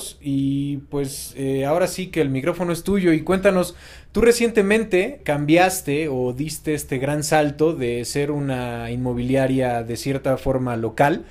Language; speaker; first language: Spanish; native; Spanish